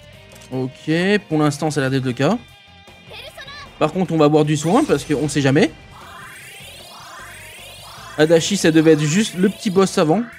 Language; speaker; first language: French; native; French